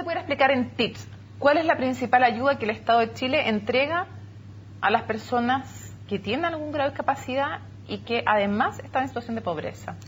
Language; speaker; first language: Spanish; native; Spanish